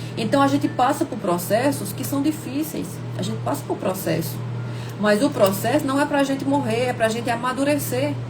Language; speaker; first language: Portuguese; native; Portuguese